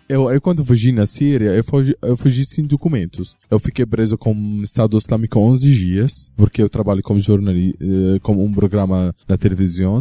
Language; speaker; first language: Portuguese; non-native, learner; Arabic